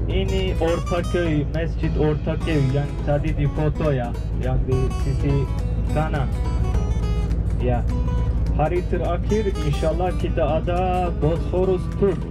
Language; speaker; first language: Indonesian; non-native, fluent; Turkish